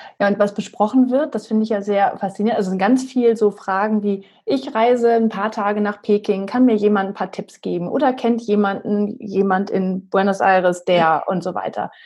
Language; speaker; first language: German; native; German